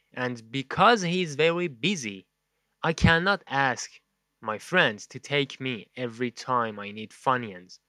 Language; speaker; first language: English; non-native, fluent; Persian